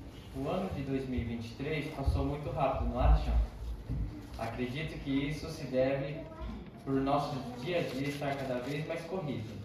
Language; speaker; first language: Portuguese; native; Portuguese